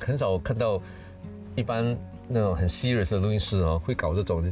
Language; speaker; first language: Chinese; native; Chinese